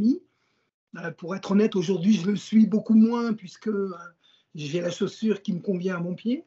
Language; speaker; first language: French; native; French